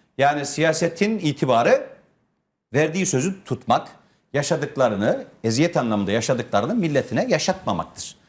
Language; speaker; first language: Turkish; native; Turkish